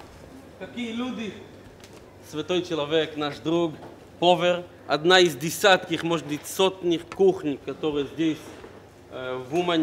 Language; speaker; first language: Russian; non-native, fluent; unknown